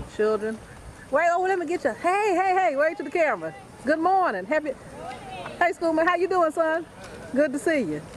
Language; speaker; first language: English; native; English